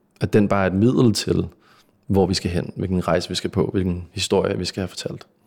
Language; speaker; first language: Danish; native; Danish